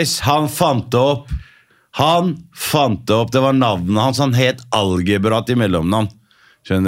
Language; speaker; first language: Norwegian; native; Norwegian